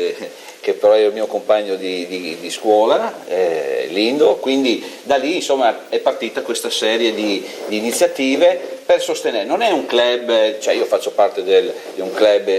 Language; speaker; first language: Italian; native; Italian